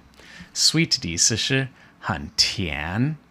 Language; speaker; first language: Chinese; non-native, fluent; English